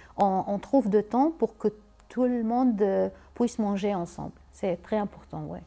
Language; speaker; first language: French; non-native, learner; Arabic